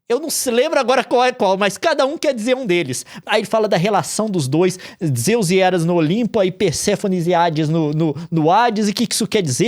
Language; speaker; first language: Portuguese; native; Portuguese